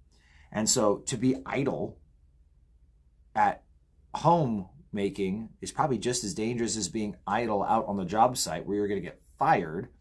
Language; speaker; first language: English; native; English